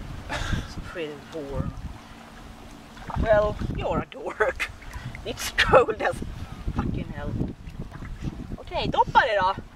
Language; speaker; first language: English; non-native, fluent; Swedish